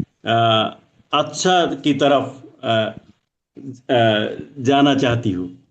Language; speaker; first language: Hindi; non-native, learner; Bangla